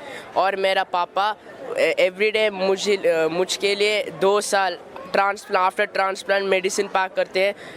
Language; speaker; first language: Hindi; non-native, local second language; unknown